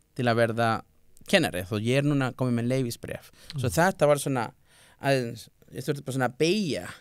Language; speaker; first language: Icelandic; non-native, learner; Spanish